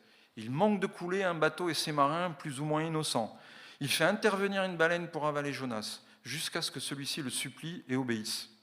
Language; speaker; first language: French; native; French